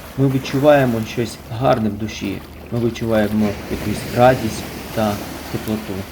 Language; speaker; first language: Ukrainian; native; Ukrainian